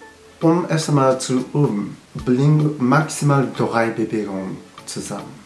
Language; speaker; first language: German; non-native, learner; Japanese